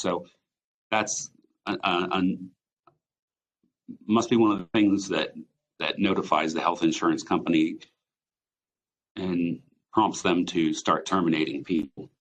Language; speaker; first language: English; native; English